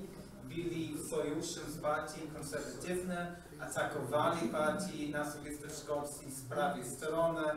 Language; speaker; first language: Polish; non-native, learner; English